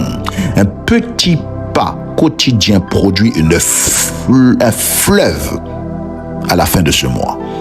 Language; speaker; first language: French; non-native, local second language; Haitian Creole